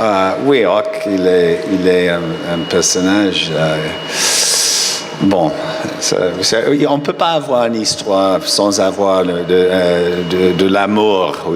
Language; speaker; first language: French; non-native, fluent; English